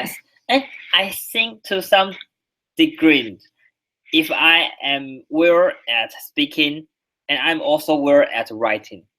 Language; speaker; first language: English; non-native, learner; Chinese